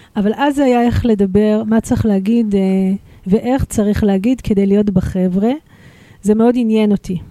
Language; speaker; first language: Hebrew; early bilingual, other home language; Russian